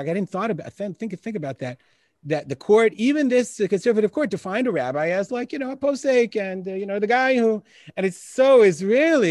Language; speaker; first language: English; native; English